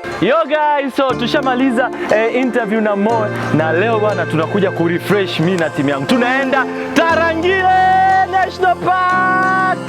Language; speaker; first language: Swahili; native; Swahili